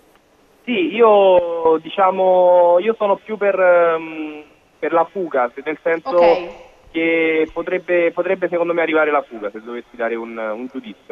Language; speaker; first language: Italian; native; Italian